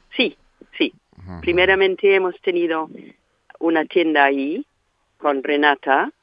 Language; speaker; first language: Spanish; non-native, fluent; English